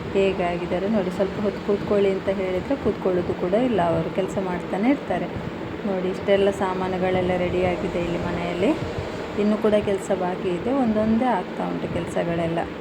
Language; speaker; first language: Kannada; non-native, local second language; Konkani